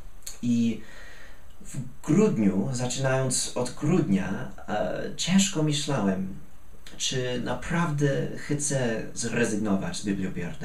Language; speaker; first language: Polish; non-native, fluent; English